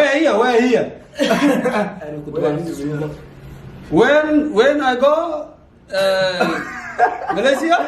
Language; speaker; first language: English; non-native, learner; Somali